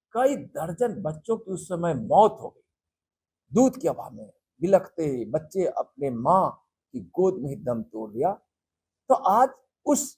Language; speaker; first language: Hindi; native; Hindi